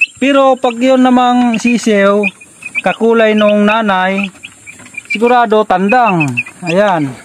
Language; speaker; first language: Filipino; non-native, local second language; Cebuano